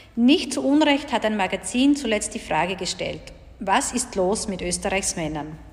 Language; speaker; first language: German; native; German